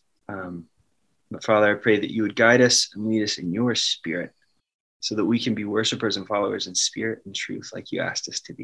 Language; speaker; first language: English; native; English